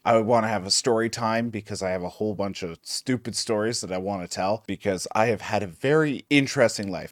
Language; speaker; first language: English; native; English